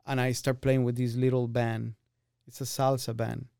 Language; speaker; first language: English; non-native, fluent; Spanish